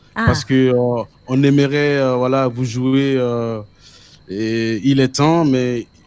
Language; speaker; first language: French; non-native, local second language; Mossi